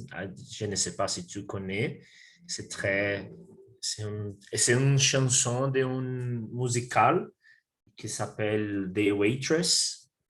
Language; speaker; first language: French; non-native, learner; Portuguese